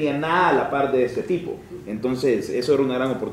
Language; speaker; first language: Spanish; native; Spanish